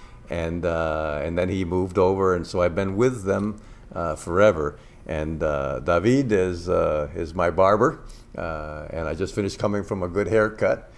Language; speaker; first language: English; non-native, local second language; Spanish